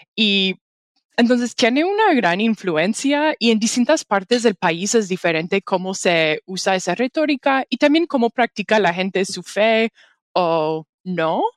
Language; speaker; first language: Spanish; non-native, fluent; English